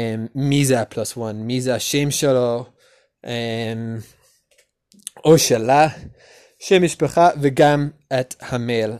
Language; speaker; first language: Hebrew; non-native, learner; English